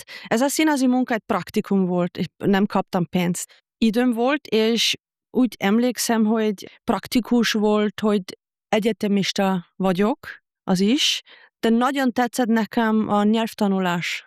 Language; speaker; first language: Hungarian; non-native, fluent; German